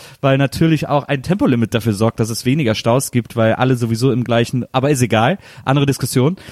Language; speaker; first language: German; native; German